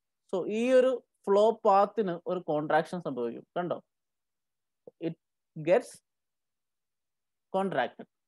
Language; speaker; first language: English; non-native, local second language; Malayalam